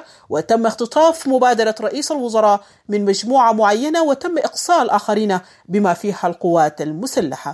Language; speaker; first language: Arabic; native; Arabic